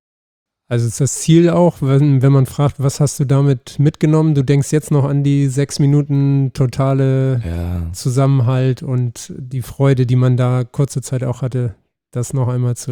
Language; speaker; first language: German; native; German